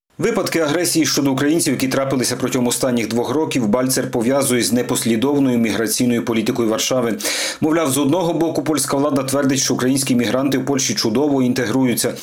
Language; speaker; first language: Ukrainian; native; Ukrainian